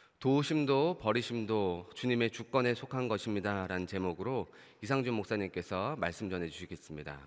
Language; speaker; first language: Korean; native; Korean